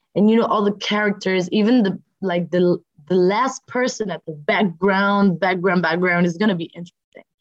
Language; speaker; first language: English; non-native, fluent; French